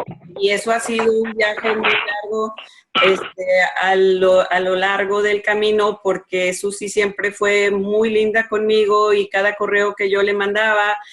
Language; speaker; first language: Spanish; native; Spanish